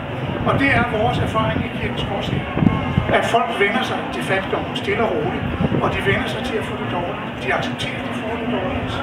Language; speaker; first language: Danish; native; Danish